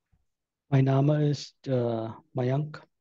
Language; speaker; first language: German; non-native, learner; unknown